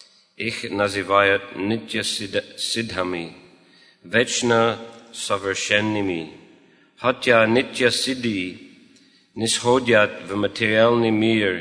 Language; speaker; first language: Russian; non-native, fluent; English